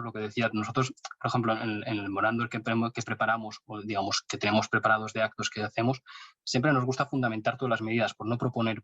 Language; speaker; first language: Spanish; native; Spanish